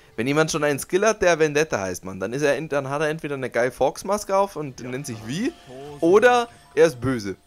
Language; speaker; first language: German; native; German